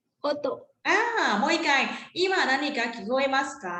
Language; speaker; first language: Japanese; non-native, fluent; Thai